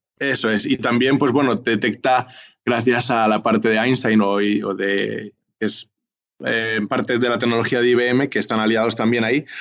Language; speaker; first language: Spanish; native; Spanish